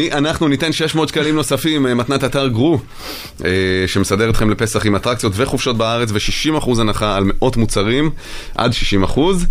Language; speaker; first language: Hebrew; native; Hebrew